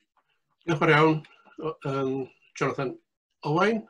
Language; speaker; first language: Welsh; native; Welsh